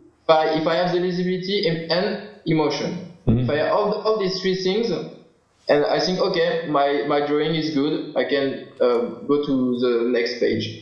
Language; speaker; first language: English; non-native, learner; French